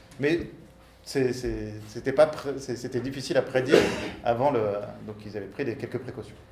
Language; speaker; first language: French; native; French